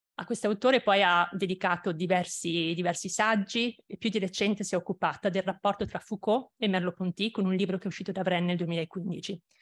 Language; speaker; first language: Italian; native; Italian